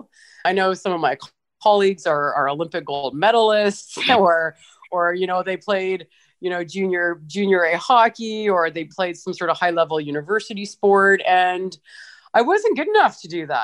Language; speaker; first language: English; native; English